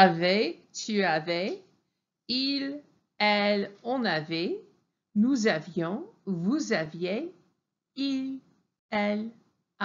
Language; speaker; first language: French; non-native, fluent; English